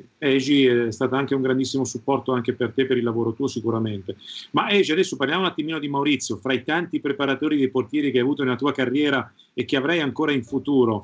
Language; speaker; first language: Italian; native; Italian